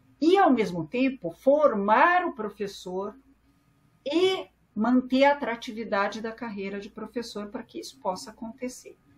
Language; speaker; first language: Portuguese; early bilingual, other home language; French